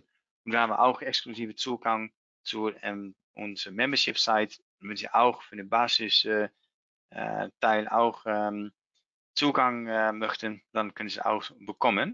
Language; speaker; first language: German; non-native, learner; Dutch